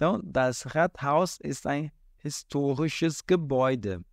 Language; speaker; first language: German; non-native, fluent; Portuguese